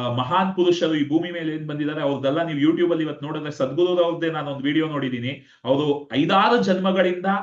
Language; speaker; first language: Kannada; native; Kannada